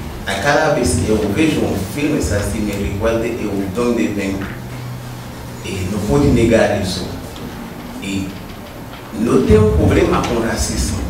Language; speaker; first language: Portuguese; non-native, learner; Haitian Creole